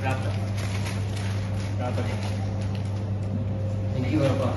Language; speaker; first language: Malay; non-native, local second language; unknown